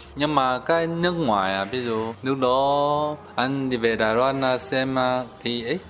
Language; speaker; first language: Vietnamese; non-native, learner; Chinese